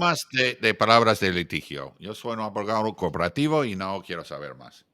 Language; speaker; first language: Spanish; non-native, fluent; English